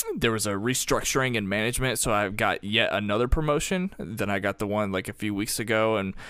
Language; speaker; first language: English; native; English